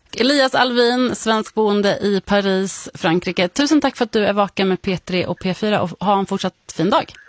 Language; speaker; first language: Swedish; native; Swedish